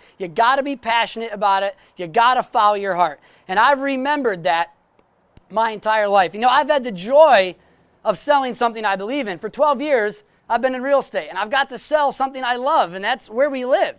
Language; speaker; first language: English; native; English